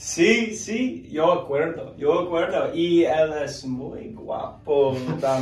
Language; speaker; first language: Spanish; non-native, learner; English